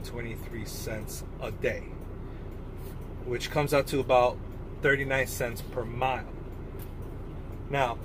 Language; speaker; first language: English; native; English